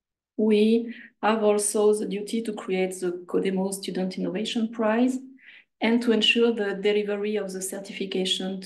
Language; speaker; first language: English; non-native, fluent; French